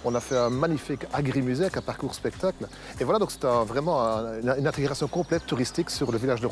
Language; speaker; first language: French; native; French